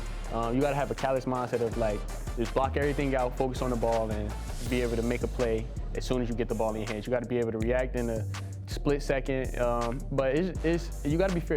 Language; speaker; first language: English; native; English